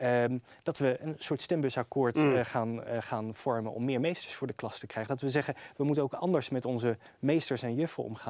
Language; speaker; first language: Dutch; native; Dutch